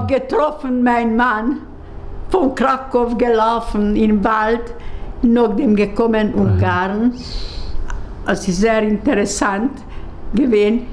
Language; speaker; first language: German; non-native, learner; Hungarian